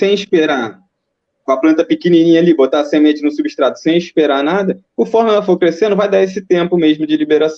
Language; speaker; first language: Portuguese; native; Portuguese